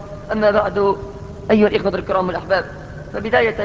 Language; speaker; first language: Arabic; native; Arabic